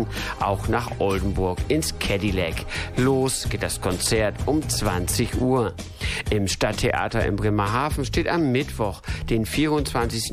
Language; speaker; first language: German; native; German